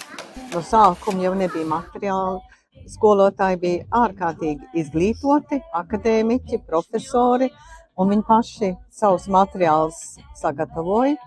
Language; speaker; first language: Latvian; early bilingual, heritage; Latvian